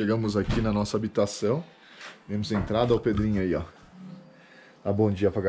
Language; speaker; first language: Portuguese; native; Portuguese